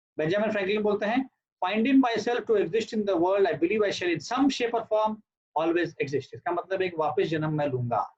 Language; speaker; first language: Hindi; non-native, local second language; Marathi